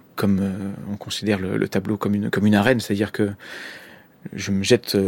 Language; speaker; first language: French; native; French